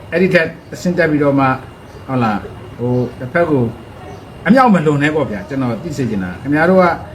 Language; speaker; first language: Burmese; native; Burmese